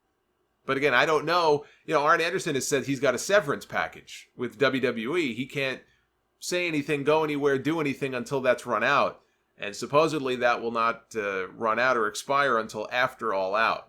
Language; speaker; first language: English; native; English